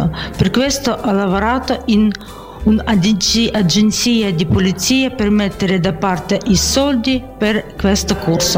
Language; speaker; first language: Italian; non-native, fluent; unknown